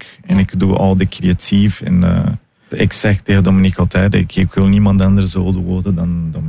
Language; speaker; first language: Dutch; non-native, learner; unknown